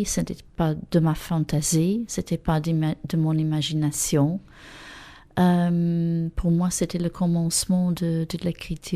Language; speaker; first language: French; non-native, fluent; English